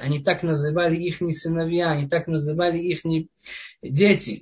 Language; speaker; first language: Russian; non-native, fluent; Hebrew